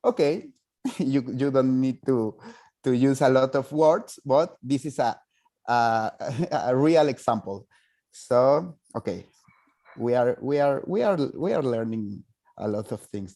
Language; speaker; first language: English; non-native, fluent; Spanish